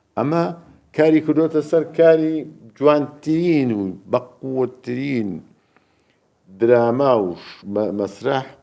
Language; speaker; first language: Central Kurdish; native; Central Kurdish